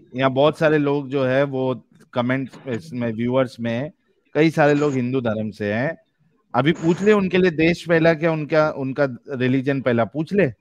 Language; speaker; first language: Hindi; native; Hindi